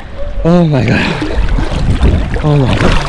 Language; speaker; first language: English; non-native, learner; Korean